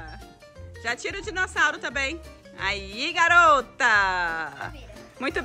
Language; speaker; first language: Portuguese; native; Portuguese